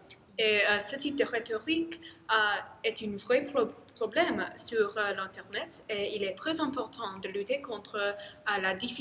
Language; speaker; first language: French; non-native, fluent; English